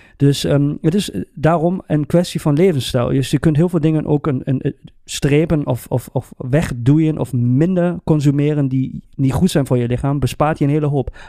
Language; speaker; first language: Dutch; non-native, fluent; German